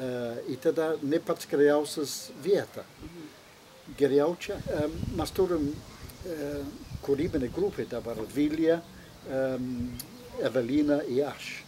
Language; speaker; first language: Lithuanian; non-native, learner; English